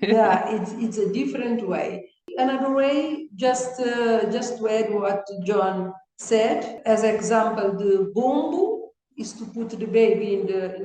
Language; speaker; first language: English; non-native, learner; Kabuverdianu